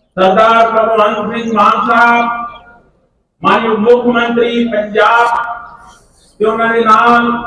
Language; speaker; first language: Hindi; non-native, local second language; Punjabi